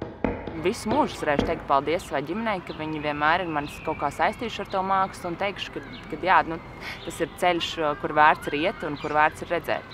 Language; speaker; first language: Latvian; native; Latvian